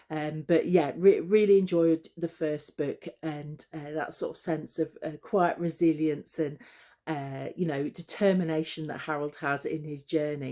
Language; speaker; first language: English; native; English